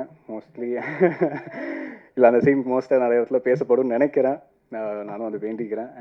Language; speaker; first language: Tamil; non-native, fluent; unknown